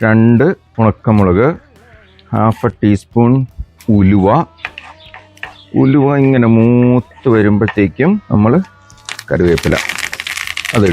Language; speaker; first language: Malayalam; native; Malayalam